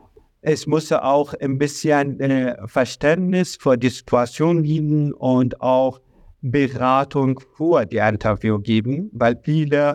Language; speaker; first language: German; non-native, learner; Arabic